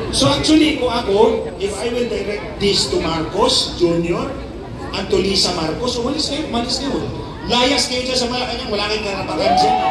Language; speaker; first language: Filipino; non-native, local second language; Cebuano